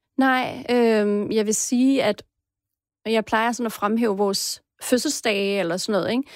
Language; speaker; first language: Danish; native; Danish